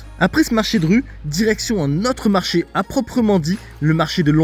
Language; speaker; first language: French; native; French